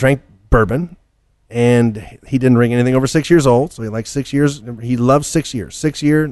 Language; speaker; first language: English; native; English